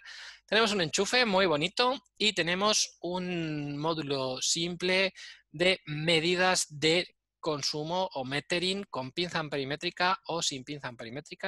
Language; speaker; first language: Spanish; native; Spanish